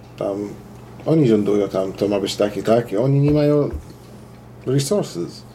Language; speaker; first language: Polish; non-native, fluent; Arabic